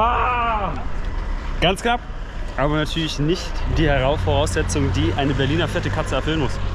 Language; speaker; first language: German; native; German